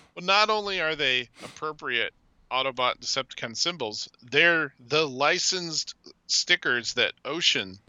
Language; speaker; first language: English; native; English